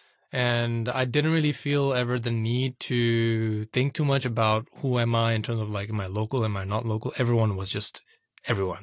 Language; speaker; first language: English; non-native, local second language; Urdu